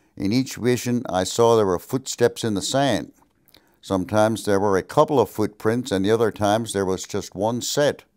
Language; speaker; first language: English; early bilingual, other home language; German